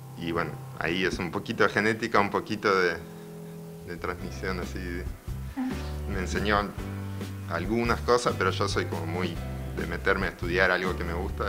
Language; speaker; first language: Spanish; early bilingual, other home language; Russian